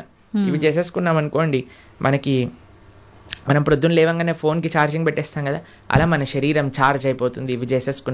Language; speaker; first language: Telugu; native; Telugu